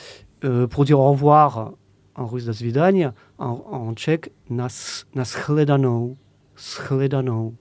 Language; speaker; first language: French; native; French